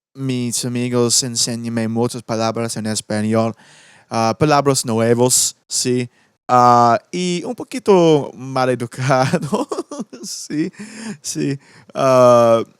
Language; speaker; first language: Spanish; non-native, learner; English